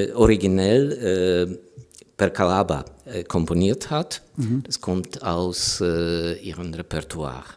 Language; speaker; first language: German; non-native, fluent; Ukrainian